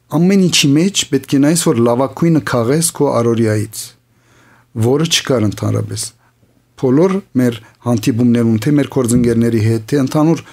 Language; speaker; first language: Armenian; early bilingual, heritage; Armenian